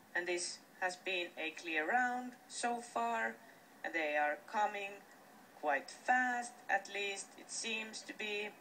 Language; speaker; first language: English; non-native, fluent; Finnish